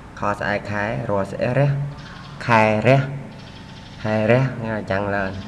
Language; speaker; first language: Vietnamese; non-native, local second language; Khmer